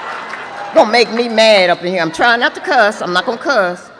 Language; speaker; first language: English; native; English